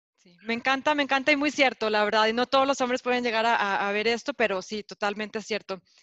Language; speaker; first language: Spanish; native; Spanish